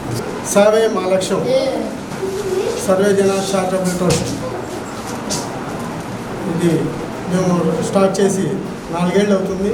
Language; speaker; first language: Telugu; native; Telugu